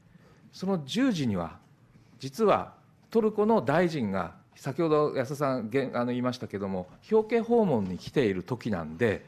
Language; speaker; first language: Japanese; native; Japanese